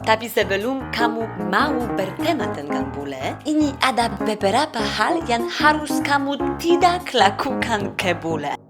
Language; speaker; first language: Indonesian; non-native, fluent; Polish